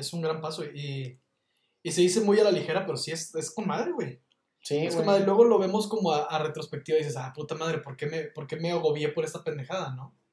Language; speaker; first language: Spanish; native; Spanish